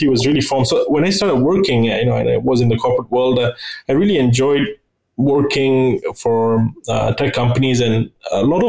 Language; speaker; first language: English; native; English